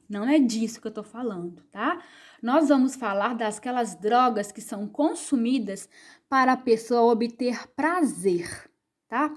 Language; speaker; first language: Portuguese; native; Portuguese